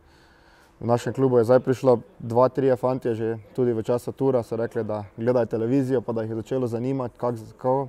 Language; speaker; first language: Slovenian; native; Slovenian